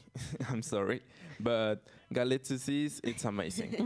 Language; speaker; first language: English; non-native, learner; Spanish